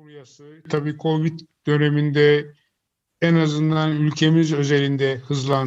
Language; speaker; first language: Turkish; native; Turkish